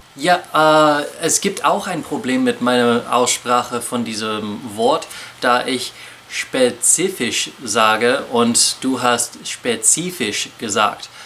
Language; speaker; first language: German; non-native, fluent; English